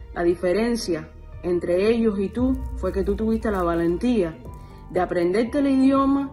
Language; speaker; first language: Spanish; early bilingual, heritage; Spanish